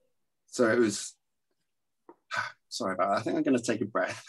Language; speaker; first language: English; native; English